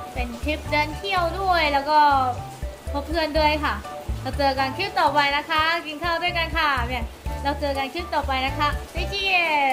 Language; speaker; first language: Thai; non-native, fluent; Chinese